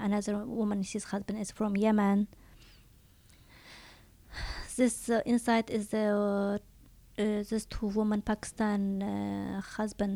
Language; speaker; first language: English; non-native, learner; Chinese